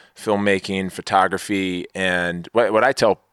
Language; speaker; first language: English; native; English